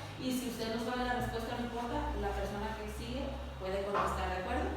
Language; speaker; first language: Spanish; native; Spanish